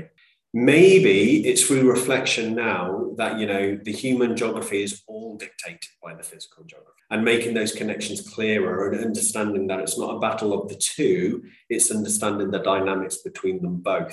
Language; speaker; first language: English; native; English